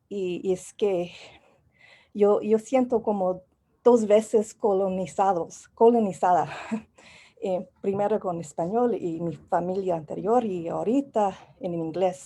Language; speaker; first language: Spanish; non-native, learner; English